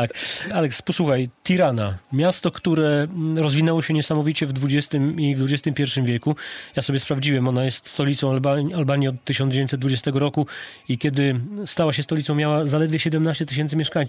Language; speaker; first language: Polish; native; Polish